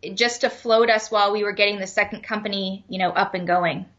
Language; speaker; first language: English; native; English